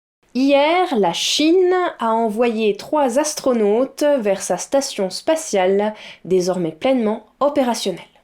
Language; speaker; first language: French; native; French